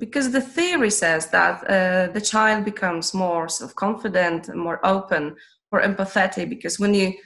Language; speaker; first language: English; non-native, fluent; Polish